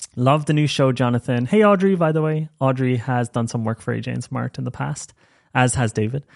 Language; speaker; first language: English; native; English